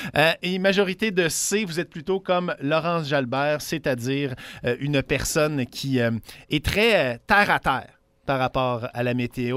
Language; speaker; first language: French; native; French